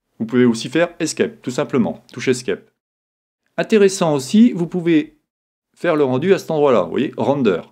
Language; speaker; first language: French; native; French